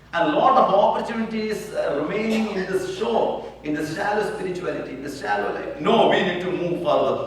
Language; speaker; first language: English; non-native, local second language; Malayalam